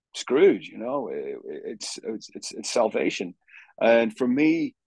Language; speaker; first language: English; native; English